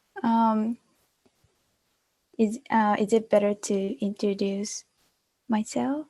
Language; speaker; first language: English; non-native, fluent; Japanese